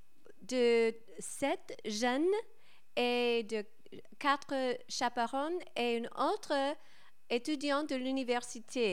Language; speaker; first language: French; non-native, learner; English